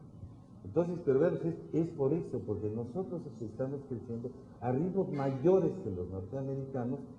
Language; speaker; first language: Spanish; native; Spanish